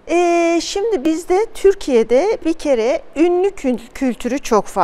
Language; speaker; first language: Turkish; native; Turkish